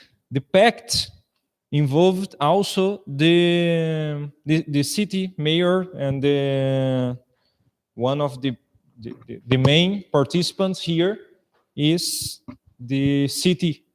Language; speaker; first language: English; non-native, fluent; Portuguese